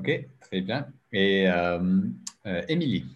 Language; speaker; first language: French; non-native, fluent; English